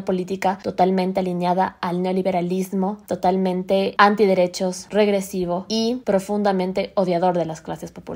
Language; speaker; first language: Spanish; native; Spanish